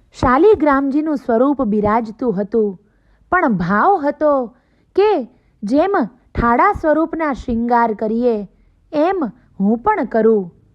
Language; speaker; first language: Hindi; non-native, local second language; Gujarati